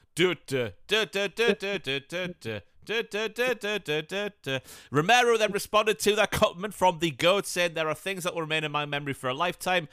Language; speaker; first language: English; native; English